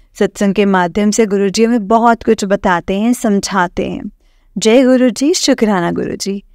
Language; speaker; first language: Hindi; native; Hindi